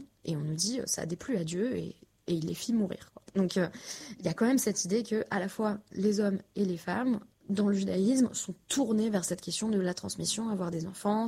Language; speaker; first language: French; native; French